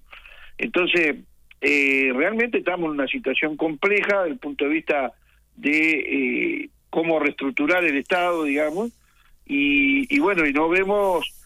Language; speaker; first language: Spanish; native; Spanish